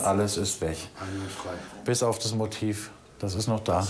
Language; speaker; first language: German; native; German